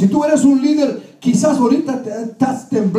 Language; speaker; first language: Spanish; early bilingual, heritage; Spanish